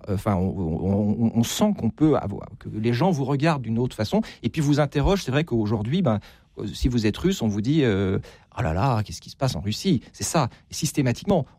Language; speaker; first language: French; native; French